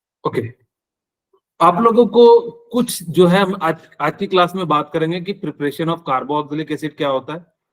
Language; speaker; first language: Hindi; native; Hindi